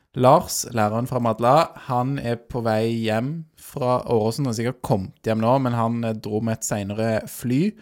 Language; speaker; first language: Norwegian; native; Norwegian